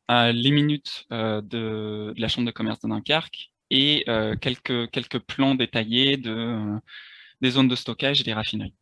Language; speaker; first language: French; native; French